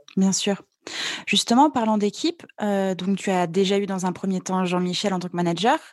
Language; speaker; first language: French; native; French